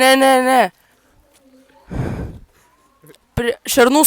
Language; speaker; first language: Lithuanian; native; Lithuanian